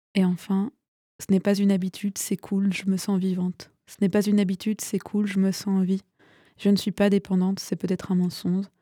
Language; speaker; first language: French; native; French